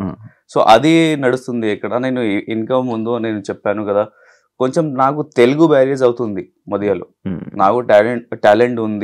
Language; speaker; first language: Telugu; non-native, learner; Hindi